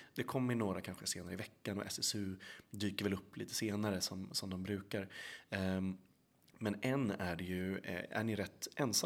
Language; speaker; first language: Swedish; native; Swedish